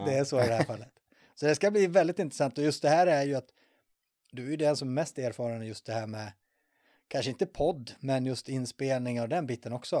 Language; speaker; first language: Swedish; native; Swedish